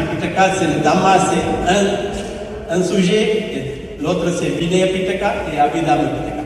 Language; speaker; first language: French; non-native, fluent; Sinhala